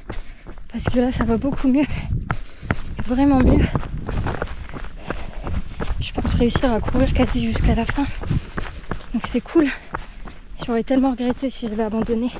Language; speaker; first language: French; native; French